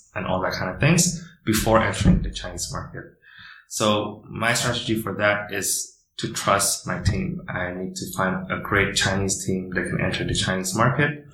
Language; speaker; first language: English; non-native, fluent; Indonesian